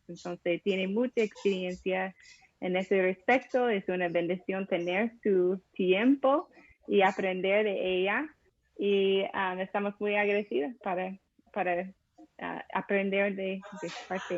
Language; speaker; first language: Spanish; non-native, fluent; English